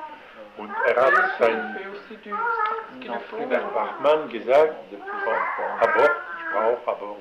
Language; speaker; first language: German; non-native, learner; French